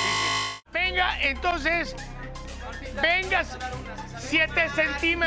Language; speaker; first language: Spanish; native; Spanish